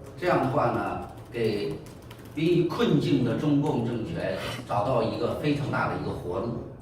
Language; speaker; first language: Chinese; native; Chinese